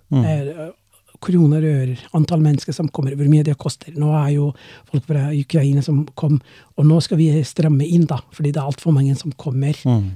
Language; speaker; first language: Norwegian; non-native, fluent; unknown